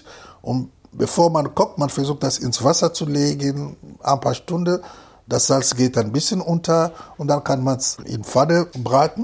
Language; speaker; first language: German; non-native, fluent; Lingala